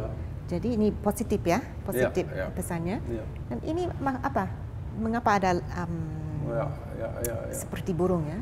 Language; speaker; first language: Indonesian; non-native, fluent; English